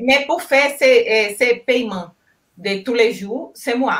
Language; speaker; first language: French; non-native, learner; Portuguese